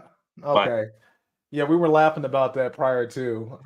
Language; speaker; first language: English; native; English